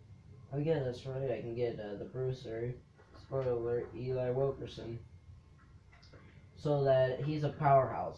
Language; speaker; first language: English; native; English